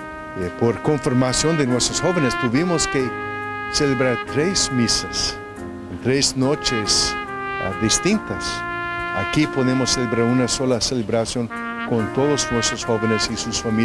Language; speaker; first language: Spanish; non-native, fluent; English